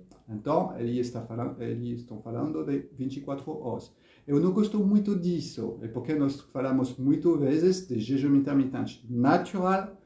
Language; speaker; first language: Portuguese; non-native, fluent; French